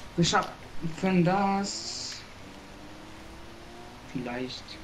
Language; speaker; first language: German; native; German